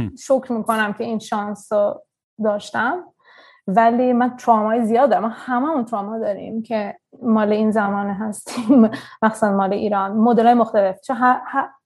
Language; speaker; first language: Persian; early bilingual, heritage; Persian